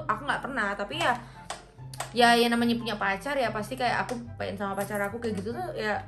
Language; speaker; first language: Indonesian; early bilingual, heritage; Indonesian